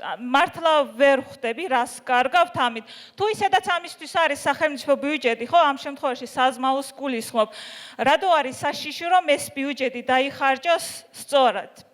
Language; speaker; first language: Georgian; non-native, local second language; Azerbaijani